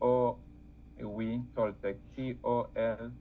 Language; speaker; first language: French; non-native, learner; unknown